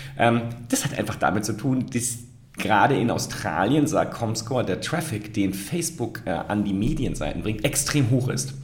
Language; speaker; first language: German; native; German